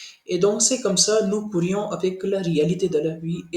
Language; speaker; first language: French; non-native, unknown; Hindi